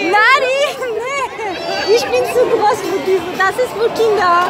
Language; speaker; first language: German; non-native, learner; Armenian